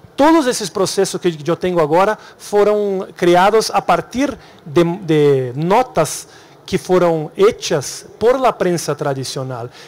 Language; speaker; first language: Spanish; non-native, learner; Portuguese